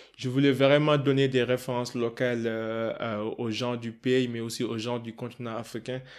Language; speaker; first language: French; non-native, local second language; Wolof